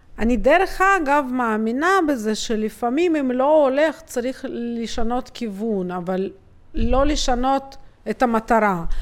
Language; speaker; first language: Hebrew; native; Hebrew